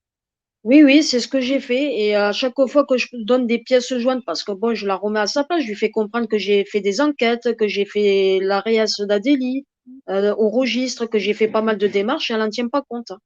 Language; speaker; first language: French; native; French